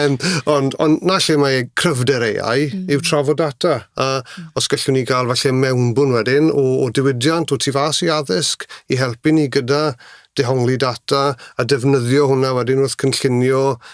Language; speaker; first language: Welsh; native; Welsh